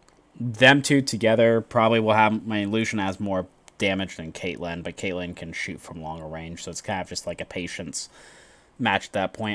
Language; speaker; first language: English; native; English